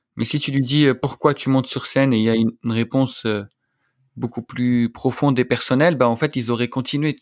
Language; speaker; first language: French; non-native, local second language; Arabic